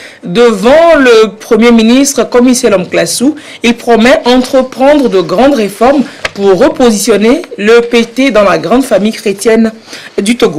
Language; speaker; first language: French; native; French